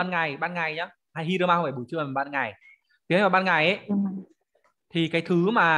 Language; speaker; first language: Vietnamese; native; Vietnamese